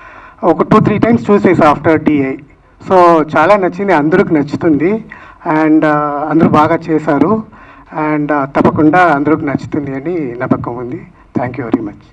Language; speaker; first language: Telugu; non-native, learner; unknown